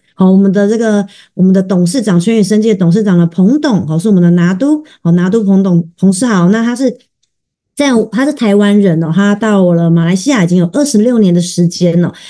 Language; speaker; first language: Chinese; native; Chinese